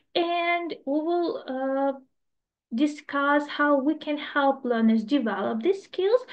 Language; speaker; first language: English; non-native, fluent; Ukrainian